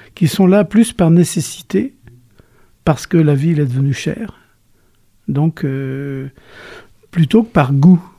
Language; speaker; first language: French; native; French